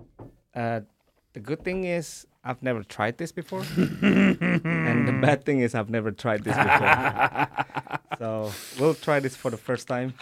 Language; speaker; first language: English; early bilingual, other home language; Indonesian